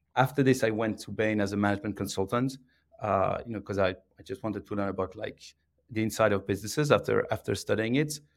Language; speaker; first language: English; non-native, fluent; French